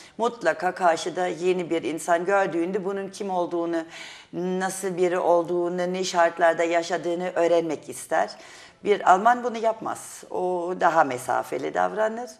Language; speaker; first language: Turkish; non-native, fluent; German